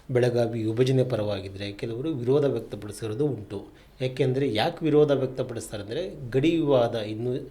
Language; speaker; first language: Kannada; native; Kannada